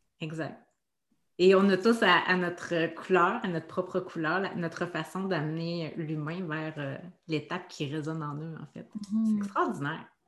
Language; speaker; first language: French; native; French